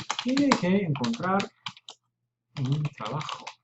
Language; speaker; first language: Spanish; non-native, fluent; English